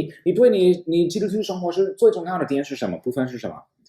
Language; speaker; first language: Chinese; non-native, fluent; English